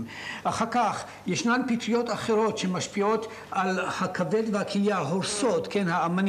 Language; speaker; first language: Hebrew; native; Hebrew